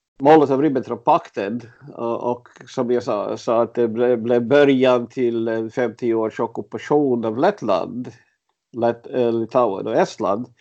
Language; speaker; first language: Swedish; early bilingual, other home language; Latvian